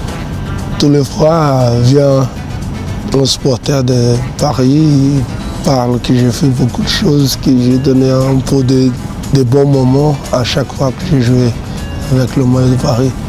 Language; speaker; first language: French; non-native, fluent; Portuguese